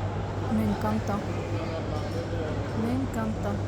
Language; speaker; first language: Spanish; non-native, learner; Turkmen